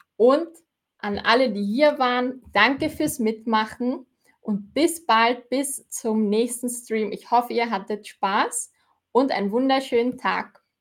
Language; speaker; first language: German; native; German